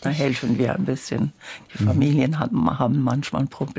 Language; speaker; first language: German; non-native, learner; French